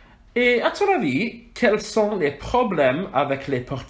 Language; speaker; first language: French; non-native, fluent; Welsh